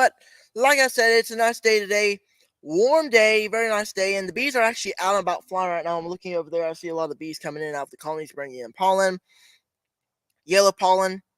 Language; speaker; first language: English; native; English